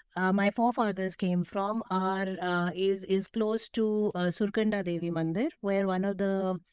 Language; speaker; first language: English; non-native, local second language; Hindi